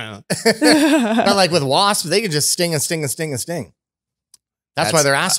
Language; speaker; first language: English; native; English